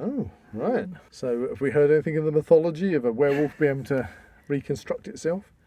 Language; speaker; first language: English; native; English